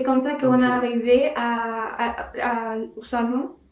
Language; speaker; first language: French; non-native, learner; Spanish